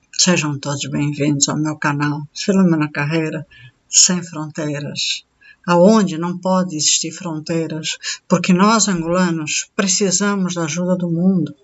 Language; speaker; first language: Portuguese; native; Portuguese